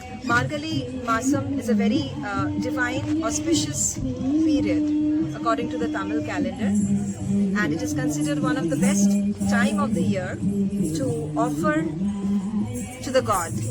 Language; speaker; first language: English; non-native, local second language; Bangla